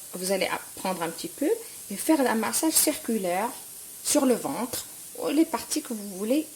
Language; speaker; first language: French; non-native, local second language; Arabic